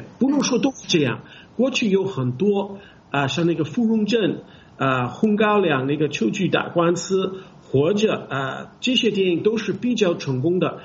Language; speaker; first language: Chinese; non-native, fluent; English